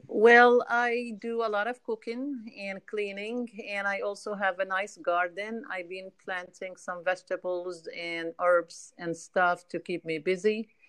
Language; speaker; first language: English; non-native, fluent; Arabic